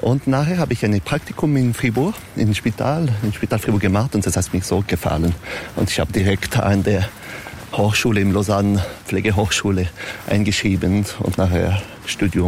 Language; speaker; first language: German; non-native, local second language; French